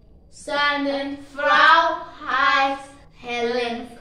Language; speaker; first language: German; non-native, learner; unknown